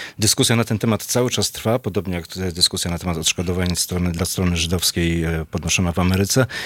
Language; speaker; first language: Polish; native; Polish